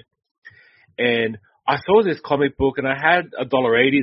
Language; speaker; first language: English; native; English